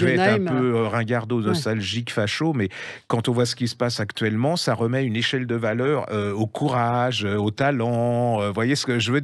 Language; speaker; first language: French; native; French